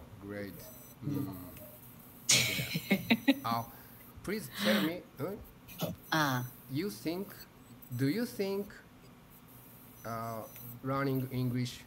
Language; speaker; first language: English; non-native, learner; Japanese